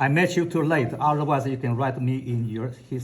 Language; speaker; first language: English; non-native, fluent; Chinese